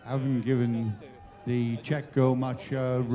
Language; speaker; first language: English; native; English